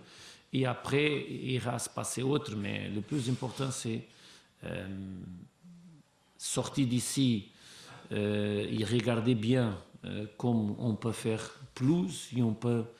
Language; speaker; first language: French; non-native, learner; Portuguese